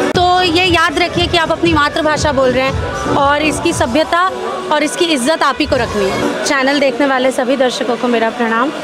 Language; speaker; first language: Hindi; native; Hindi